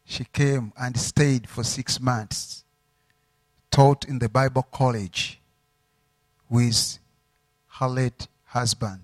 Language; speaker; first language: English; non-native, local second language; Ganda